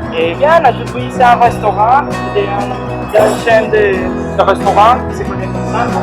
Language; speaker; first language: French; non-native, learner; Spanish